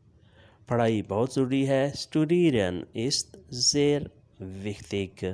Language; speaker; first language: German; non-native, fluent; Urdu